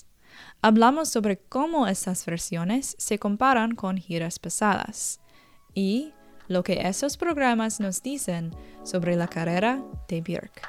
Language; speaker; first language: Spanish; non-native, learner; English